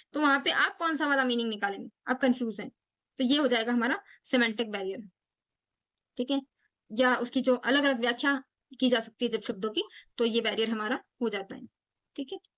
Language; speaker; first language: Hindi; native; Hindi